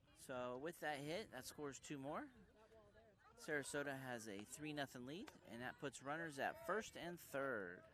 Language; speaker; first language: English; native; English